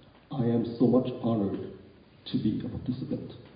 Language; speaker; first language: English; non-native, fluent; Vietnamese